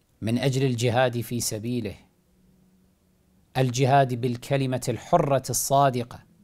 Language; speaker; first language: Arabic; native; Arabic